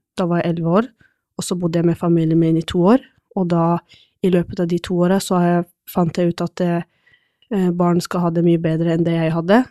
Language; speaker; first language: Norwegian; non-native, fluent; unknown